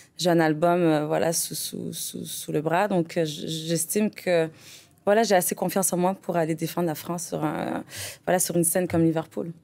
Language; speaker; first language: French; native; French